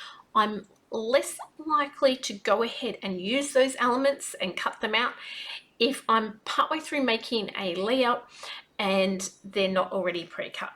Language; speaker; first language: English; native; English